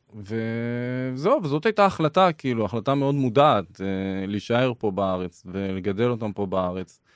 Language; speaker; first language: Hebrew; native; Hebrew